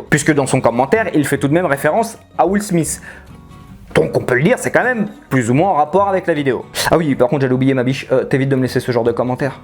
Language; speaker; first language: French; native; French